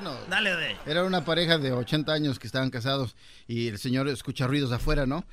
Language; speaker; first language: Spanish; native; Spanish